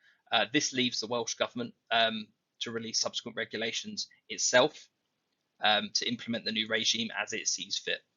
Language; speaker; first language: English; native; English